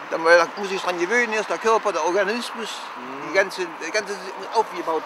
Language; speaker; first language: German; native; German